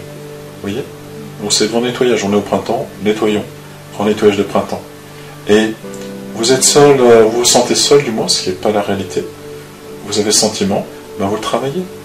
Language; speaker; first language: French; native; French